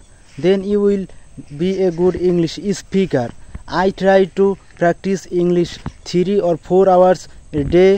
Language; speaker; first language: English; non-native, learner; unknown